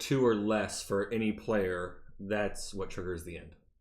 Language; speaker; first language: English; native; English